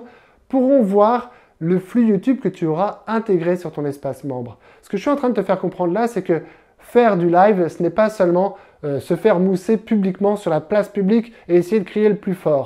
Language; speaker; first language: French; native; French